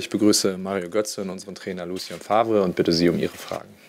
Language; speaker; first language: German; native; German